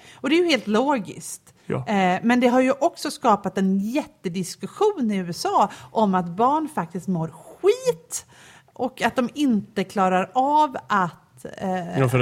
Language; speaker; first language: Swedish; native; Swedish